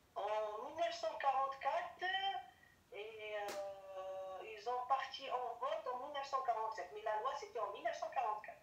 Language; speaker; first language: French; non-native, learner; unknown